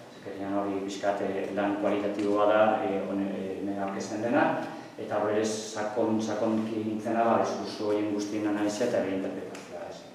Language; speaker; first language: Basque; non-native, local second language; Spanish